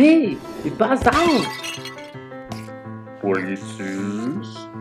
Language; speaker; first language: German; non-native, learner; Spanish